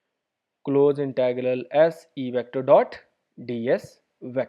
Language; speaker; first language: Hindi; native; Hindi